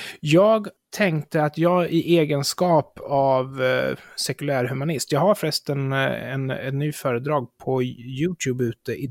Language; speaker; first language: Swedish; native; Swedish